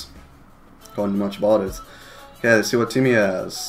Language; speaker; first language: English; native; English